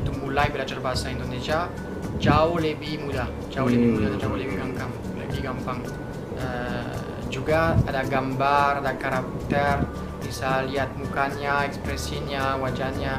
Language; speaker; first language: Indonesian; non-native, fluent; French